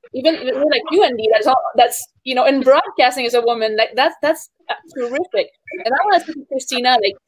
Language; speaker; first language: English; native; English